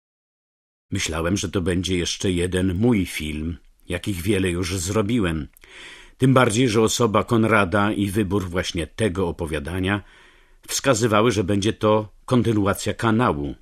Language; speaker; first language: Polish; native; Polish